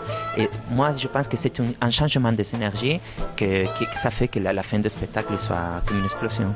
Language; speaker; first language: French; non-native, fluent; Spanish